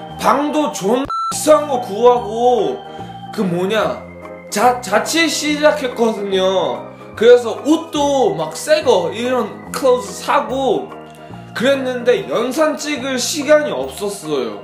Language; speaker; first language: Korean; non-native, fluent; English